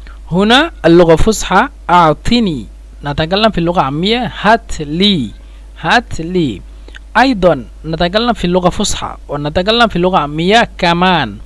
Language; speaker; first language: Arabic; non-native, fluent; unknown